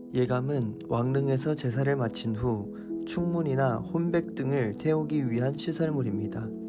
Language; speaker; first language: Korean; native; Korean